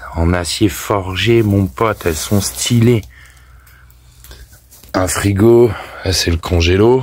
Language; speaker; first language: French; native; French